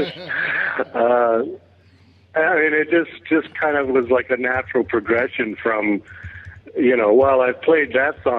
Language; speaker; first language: English; native; English